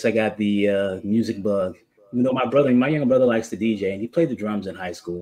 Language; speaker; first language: English; native; English